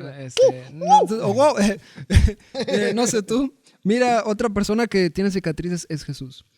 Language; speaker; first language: Spanish; native; Spanish